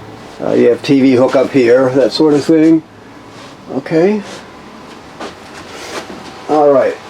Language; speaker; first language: English; native; English